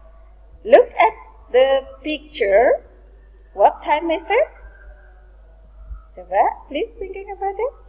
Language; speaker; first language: English; non-native, learner; Indonesian